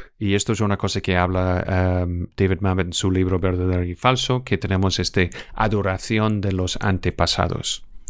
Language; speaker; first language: Spanish; non-native, fluent; English